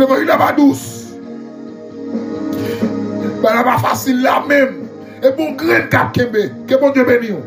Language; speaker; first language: French; non-native, local second language; Haitian Creole